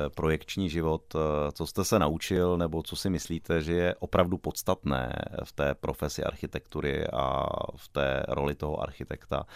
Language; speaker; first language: Czech; native; Czech